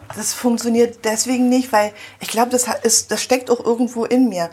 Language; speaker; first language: German; native; German